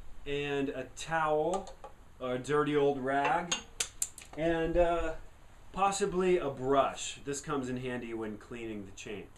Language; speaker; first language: English; native; English